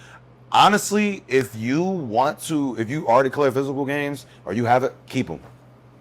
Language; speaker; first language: English; native; English